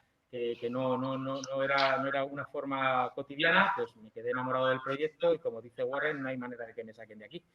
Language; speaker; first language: Spanish; native; Spanish